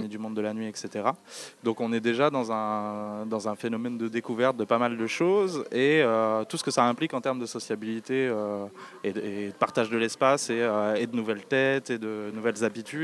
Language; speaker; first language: French; native; French